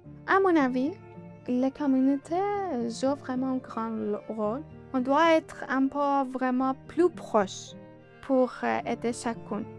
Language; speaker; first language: French; non-native, learner; Persian